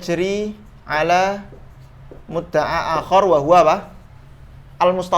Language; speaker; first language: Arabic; non-native, fluent; Indonesian